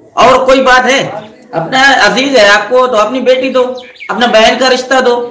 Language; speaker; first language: Urdu; non-native, local second language; Sindhi